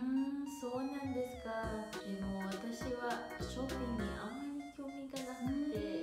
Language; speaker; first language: Japanese; non-native, learner; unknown